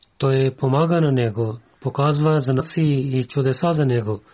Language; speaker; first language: Bulgarian; non-native, learner; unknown